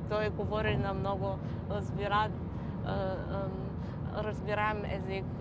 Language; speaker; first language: Bulgarian; non-native, learner; Chinese